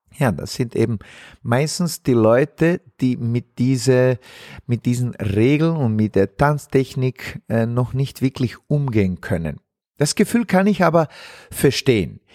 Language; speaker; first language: German; non-native, fluent; Bosnian